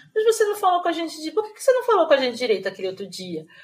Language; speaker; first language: Portuguese; native; Portuguese